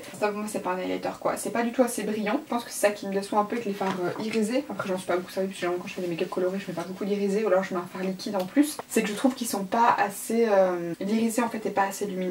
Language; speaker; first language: French; native; French